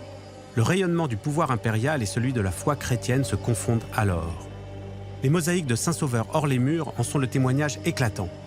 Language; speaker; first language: French; native; French